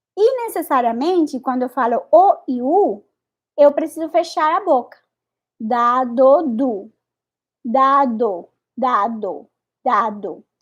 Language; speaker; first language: Portuguese; non-native, fluent; Spanish